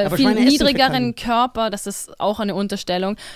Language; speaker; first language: German; native; German